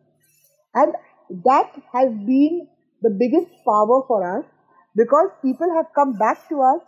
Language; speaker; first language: English; non-native, local second language; Gujarati